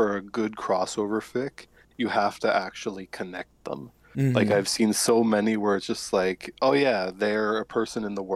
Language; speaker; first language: English; native; English